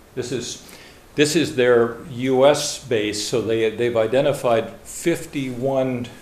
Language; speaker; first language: English; native; English